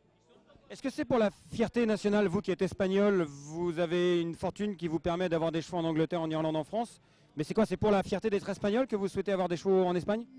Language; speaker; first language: French; native; French